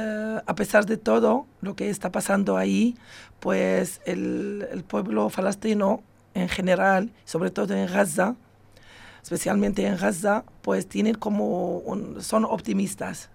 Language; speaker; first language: Spanish; non-native, fluent; Arabic